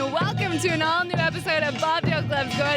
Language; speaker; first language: English; native; English